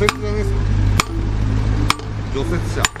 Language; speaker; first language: Japanese; native; Japanese